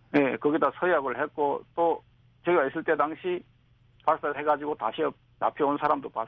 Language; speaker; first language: Korean; native; Korean